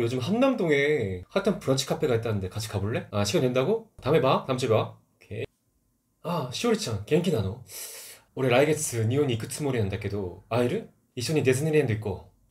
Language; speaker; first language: Korean; native; Korean